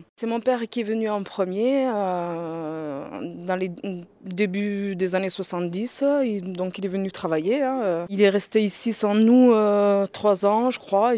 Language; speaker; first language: French; early bilingual, other home language; Riffian